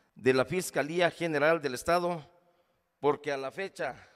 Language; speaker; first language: Spanish; native; Spanish